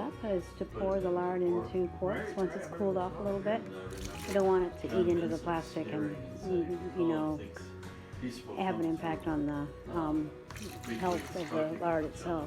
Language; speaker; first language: English; native; English